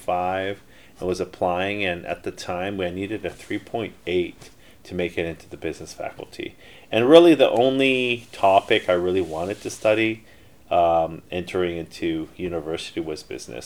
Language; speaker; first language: English; early bilingual, other home language; Korean